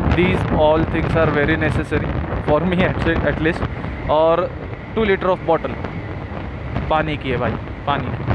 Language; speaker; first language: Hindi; non-native, local second language; Marathi